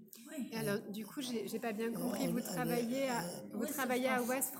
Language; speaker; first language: French; native; French